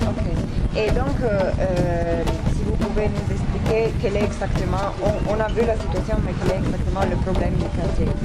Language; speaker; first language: French; non-native, fluent; Italian